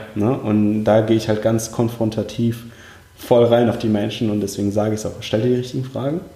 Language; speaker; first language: German; early bilingual, other home language; Russian